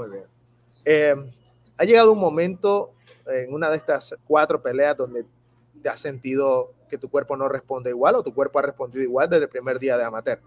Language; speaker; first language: Spanish; native; Spanish